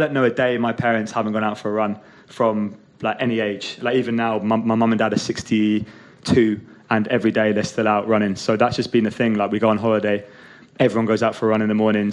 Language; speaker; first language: English; native; English